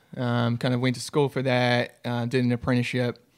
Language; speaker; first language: English; native; English